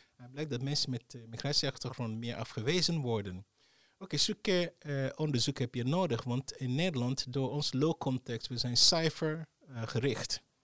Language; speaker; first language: Dutch; non-native, fluent; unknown